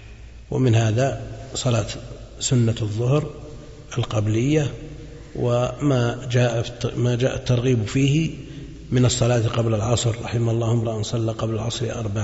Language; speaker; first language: Arabic; native; Arabic